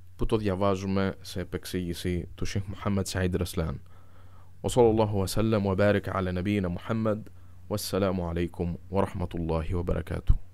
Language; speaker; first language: Greek; non-native, fluent; Arabic